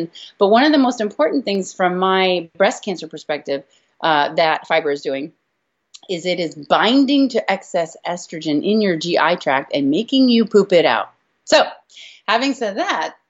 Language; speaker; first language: English; native; English